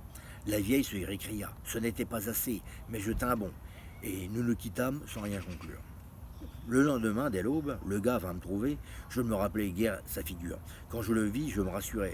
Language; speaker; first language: French; native; French